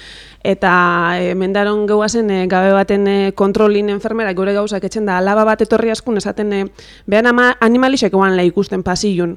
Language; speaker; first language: Basque; native; Basque